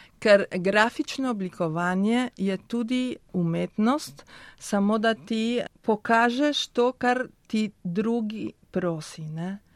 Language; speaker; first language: Slovenian; early bilingual, heritage; Spanish